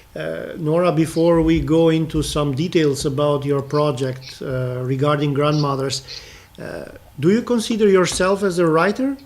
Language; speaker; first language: English; non-native, fluent; Albanian